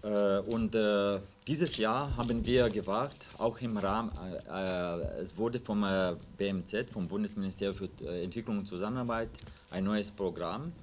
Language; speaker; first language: German; non-native, fluent; Russian